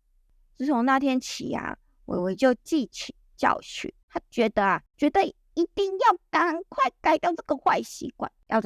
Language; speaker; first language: Chinese; native; Chinese